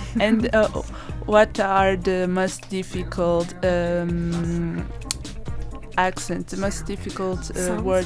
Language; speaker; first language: English; non-native, learner; Portuguese